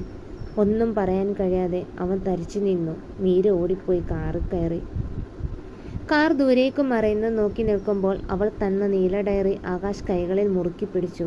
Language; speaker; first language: Malayalam; native; Malayalam